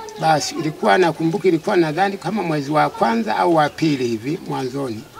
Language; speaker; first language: Swahili; non-native, local second language; Sukuma